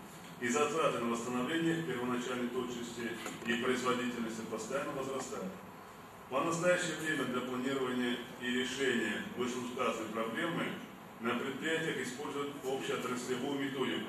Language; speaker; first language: Russian; native; Russian